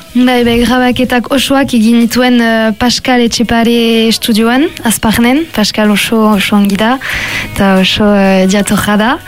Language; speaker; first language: Basque; non-native, local second language; French